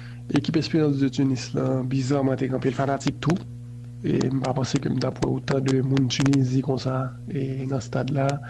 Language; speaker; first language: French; non-native, local second language; Haitian Creole